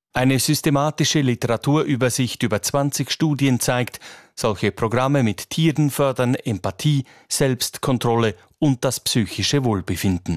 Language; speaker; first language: German; native; German